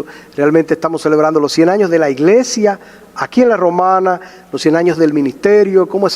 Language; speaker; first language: Spanish; native; Spanish